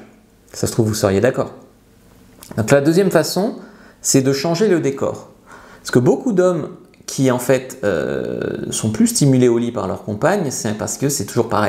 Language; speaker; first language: French; native; French